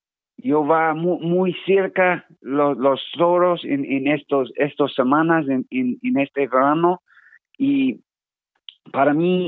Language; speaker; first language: Spanish; non-native, learner; English